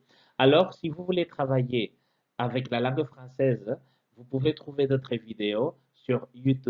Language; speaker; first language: French; non-native, fluent; Spanish